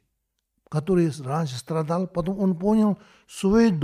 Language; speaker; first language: Russian; non-native, learner; Tibetan